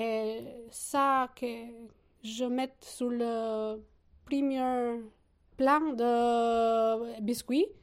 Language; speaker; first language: French; non-native, learner; Albanian